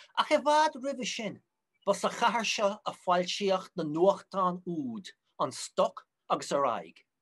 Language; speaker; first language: Irish; native; Irish